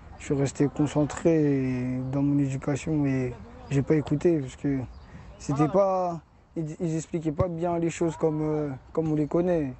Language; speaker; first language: French; native; French